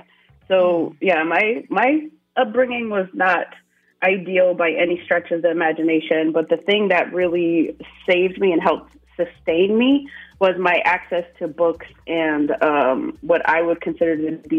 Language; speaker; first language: English; native; English